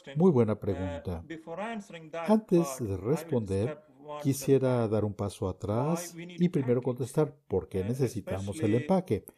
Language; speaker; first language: Spanish; non-native, fluent; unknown